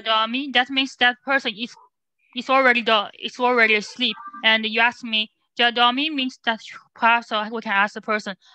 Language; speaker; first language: English; non-native, learner; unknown